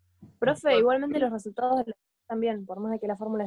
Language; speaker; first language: Spanish; native; Spanish